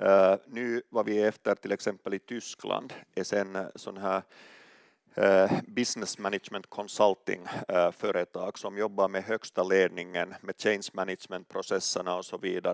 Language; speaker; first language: Swedish; non-native, local second language; Finnish